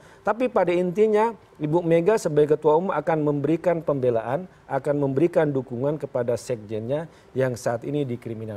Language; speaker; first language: Indonesian; native; Indonesian